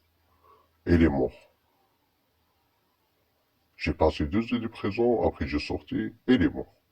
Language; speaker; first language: French; non-native, learner; Arabic